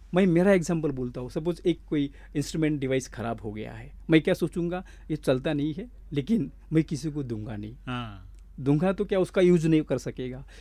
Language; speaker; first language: Hindi; non-native, local second language; Marathi